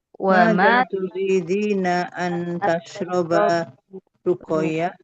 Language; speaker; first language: Arabic; non-native, learner; Indonesian